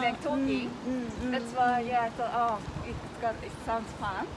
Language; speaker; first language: English; non-native, fluent; Japanese